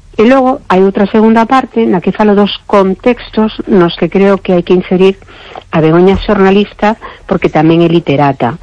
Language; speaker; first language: Galician; non-native, local second language; Spanish